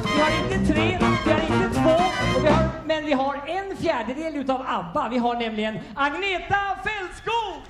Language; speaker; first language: Swedish; native; Swedish